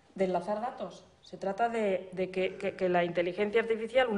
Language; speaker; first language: Spanish; native; Spanish